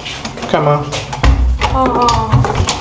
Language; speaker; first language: Chinese; non-native, learner; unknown